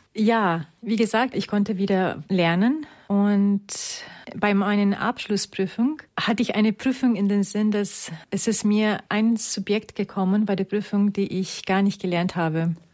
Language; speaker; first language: German; non-native, fluent; Romanian